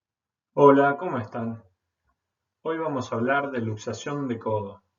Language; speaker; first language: Spanish; native; Spanish